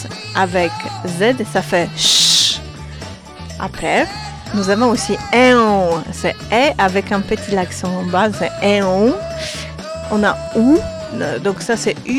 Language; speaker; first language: French; non-native, fluent; Polish